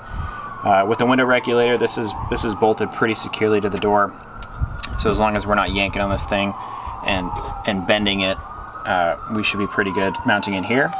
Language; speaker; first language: English; native; English